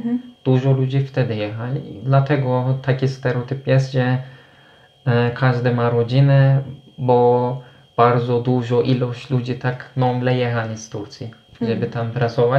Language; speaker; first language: Polish; non-native, fluent; Turkish